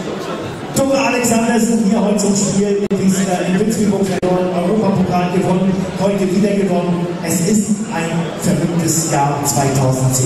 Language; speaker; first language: German; native; German